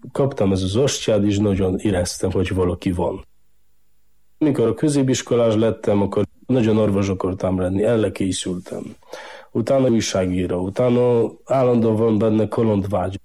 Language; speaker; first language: Hungarian; non-native, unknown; Polish